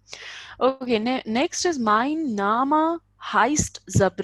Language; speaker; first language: German; non-native, fluent; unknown